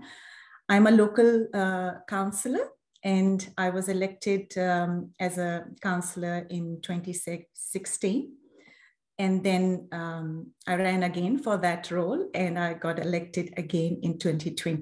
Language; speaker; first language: English; non-native, local second language; Urdu